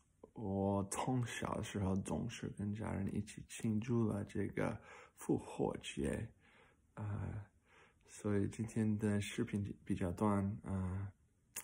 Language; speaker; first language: Chinese; non-native, learner; English